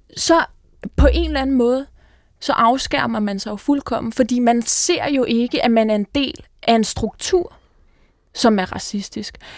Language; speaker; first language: Danish; native; Danish